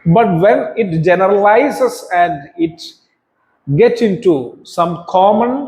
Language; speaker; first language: English; non-native, local second language; Malayalam